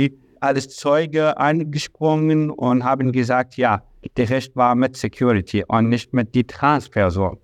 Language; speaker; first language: German; non-native, learner; Arabic